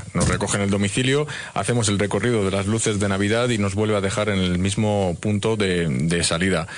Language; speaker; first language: Spanish; native; Spanish